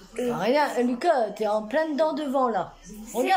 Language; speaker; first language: French; native; French